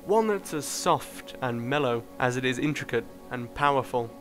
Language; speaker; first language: English; native; English